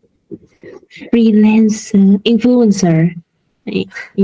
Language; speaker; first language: English; non-native, learner; Vietnamese